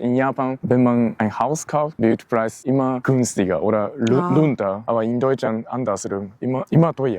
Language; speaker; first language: German; non-native, learner; Japanese